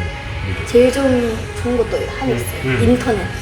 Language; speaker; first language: Korean; non-native, fluent; Indonesian